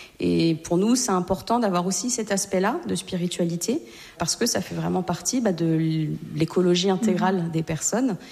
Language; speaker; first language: French; native; French